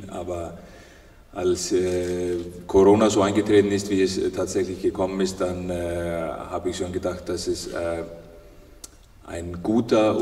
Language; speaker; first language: German; non-native, fluent; Icelandic